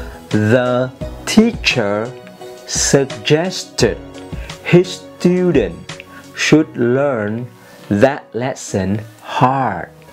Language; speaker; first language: English; non-native, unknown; Vietnamese